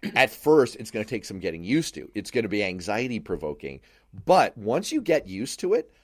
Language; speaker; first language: English; native; English